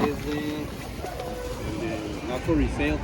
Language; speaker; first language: Spanish; native; Spanish